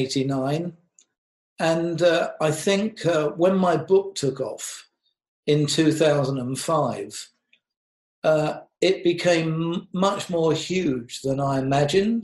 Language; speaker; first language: English; native; English